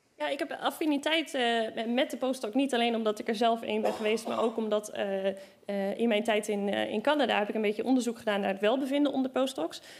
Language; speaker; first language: Dutch; native; Dutch